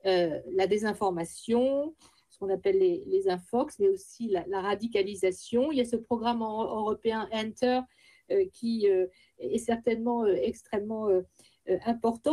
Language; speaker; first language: French; native; French